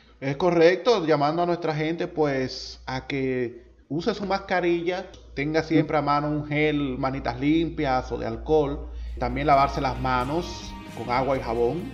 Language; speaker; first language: Spanish; native; Spanish